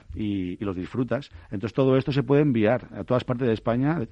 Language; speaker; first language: Spanish; native; Spanish